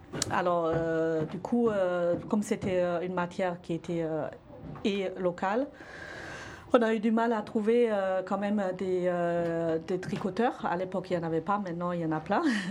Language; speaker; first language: French; non-native, fluent; German